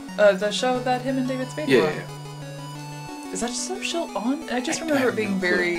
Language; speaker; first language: English; native; English